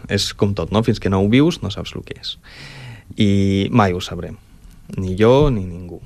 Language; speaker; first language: Catalan; early bilingual, other home language; Ukrainian